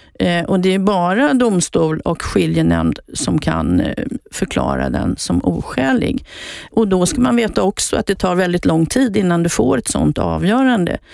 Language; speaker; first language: Swedish; native; Swedish